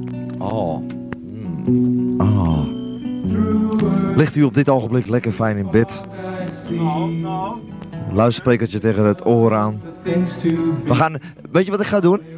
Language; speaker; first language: Dutch; native; Dutch